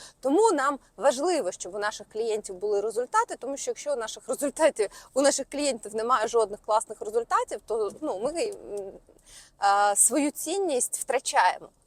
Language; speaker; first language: Ukrainian; non-native, local second language; Russian